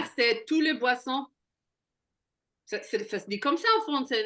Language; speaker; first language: French; non-native, fluent; Hebrew